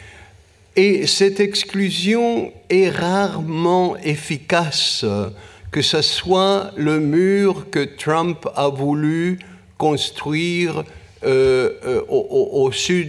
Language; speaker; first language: French; non-native, fluent; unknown